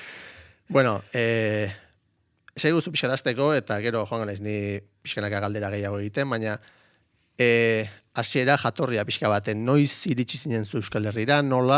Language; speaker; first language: Basque; native; Basque